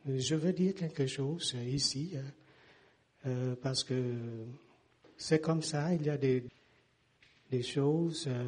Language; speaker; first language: French; non-native, learner; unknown